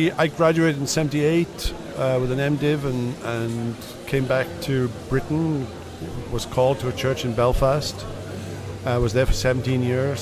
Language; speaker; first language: English; native; English